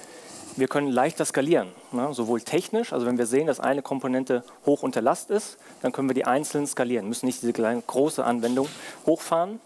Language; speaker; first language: German; native; German